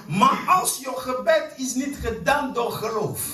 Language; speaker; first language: Dutch; non-native, fluent; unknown